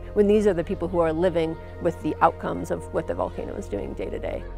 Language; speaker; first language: English; native; English